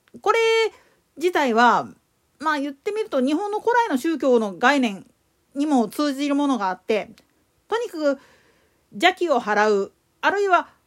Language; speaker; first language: Japanese; native; Japanese